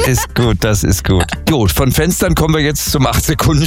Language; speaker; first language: German; native; German